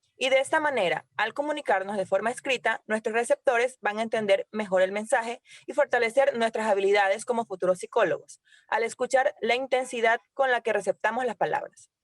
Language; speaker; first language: Spanish; native; Spanish